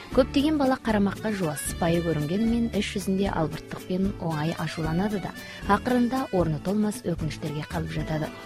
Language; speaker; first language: Kazakh; native; Kazakh